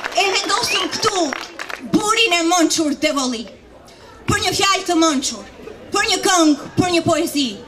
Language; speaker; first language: Albanian; native; Albanian